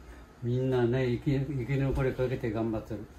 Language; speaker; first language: Japanese; native; Japanese